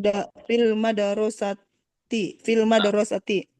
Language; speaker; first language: Arabic; non-native, learner; Indonesian